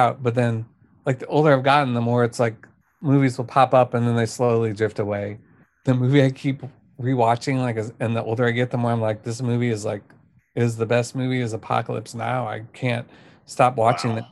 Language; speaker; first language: English; native; English